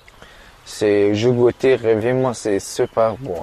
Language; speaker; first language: French; non-native, learner; Persian